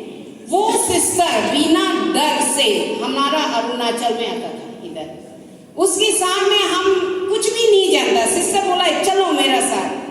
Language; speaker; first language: Hindi; non-native, local second language; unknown